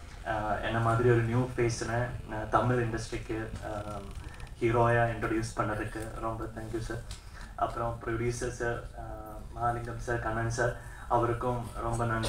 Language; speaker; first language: Tamil; non-native, learner; Malayalam